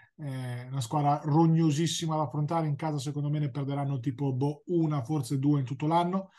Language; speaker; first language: Italian; native; Italian